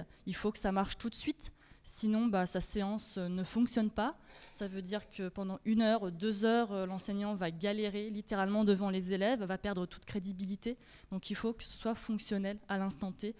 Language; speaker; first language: French; native; French